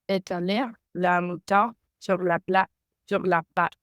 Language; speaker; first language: French; non-native, learner; Spanish